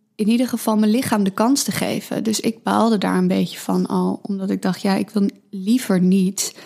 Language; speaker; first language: Dutch; native; Dutch